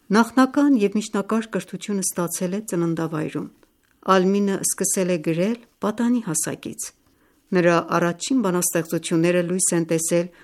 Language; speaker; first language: Armenian; early bilingual, heritage; Armenian